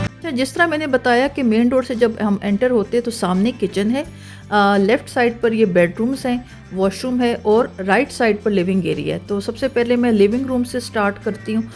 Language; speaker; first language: Urdu; native; Urdu